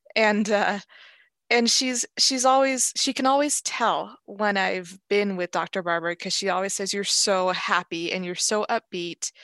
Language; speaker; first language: English; native; English